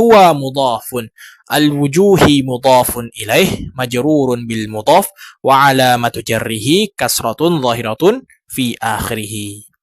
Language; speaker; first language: Arabic; non-native, learner; Indonesian